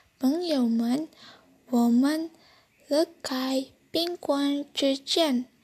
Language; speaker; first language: Chinese; non-native, learner; Indonesian